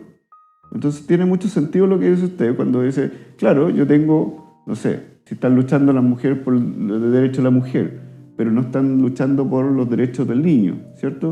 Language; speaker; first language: Spanish; native; Spanish